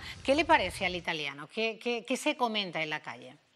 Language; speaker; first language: Spanish; native; Spanish